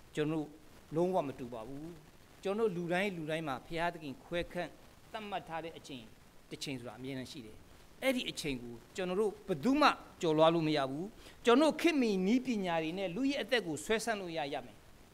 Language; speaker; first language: Burmese; non-native, local second language; Kachin